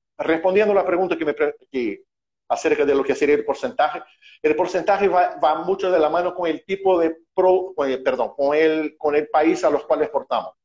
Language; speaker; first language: Spanish; non-native, fluent; Portuguese